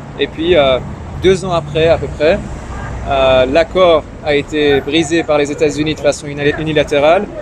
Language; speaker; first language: French; early bilingual, other home language; Persian